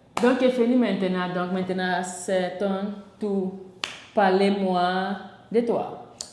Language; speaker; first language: French; non-native, learner; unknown